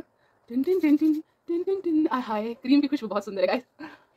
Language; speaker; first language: Hindi; non-native, local second language; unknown